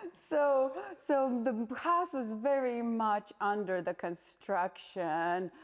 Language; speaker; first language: English; non-native, fluent; Latvian